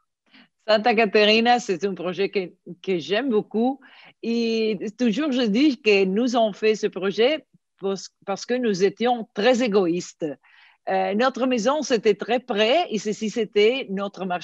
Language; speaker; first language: French; non-native, fluent; Italian